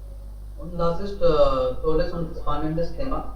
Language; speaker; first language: German; non-native, learner; Hindi